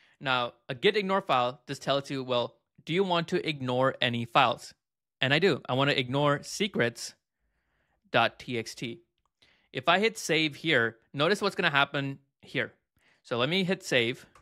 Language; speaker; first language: English; native; English